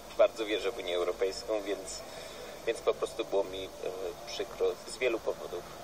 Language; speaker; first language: Polish; native; Polish